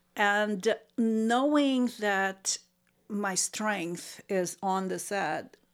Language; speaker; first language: English; non-native, fluent; Russian